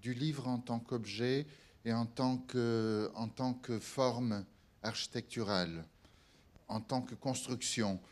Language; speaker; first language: French; non-native, fluent; Portuguese